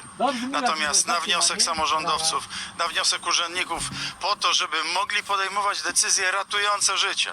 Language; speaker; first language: Polish; native; Polish